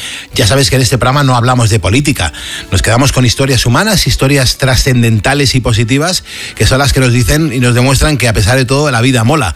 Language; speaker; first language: Spanish; native; Spanish